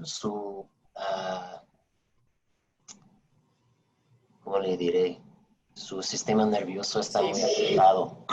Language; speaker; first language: Spanish; non-native, fluent; English